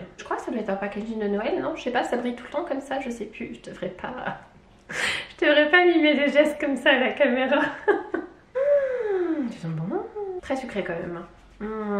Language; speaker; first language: French; native; French